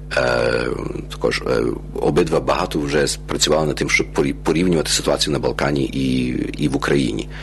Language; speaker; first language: Ukrainian; early bilingual, heritage; Ukrainian